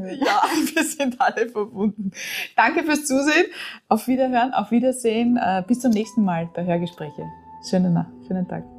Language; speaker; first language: German; native; German